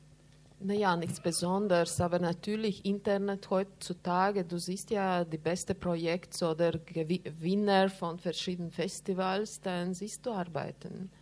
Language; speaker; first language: German; non-native, learner; Latvian